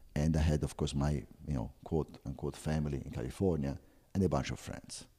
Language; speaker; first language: English; non-native, fluent; Italian